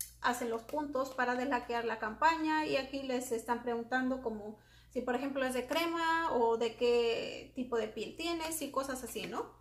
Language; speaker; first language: Spanish; native; Spanish